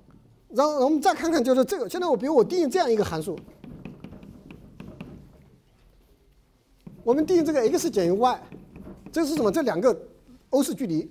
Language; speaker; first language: Chinese; native; Chinese